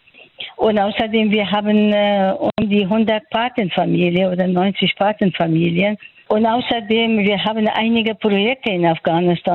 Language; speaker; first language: German; non-native, fluent; Persian